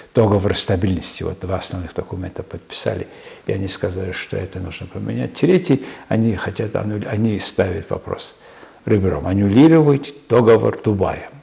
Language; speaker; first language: Russian; non-native, fluent; Mongolian